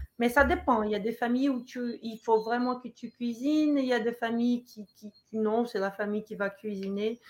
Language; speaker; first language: French; non-native, fluent; Portuguese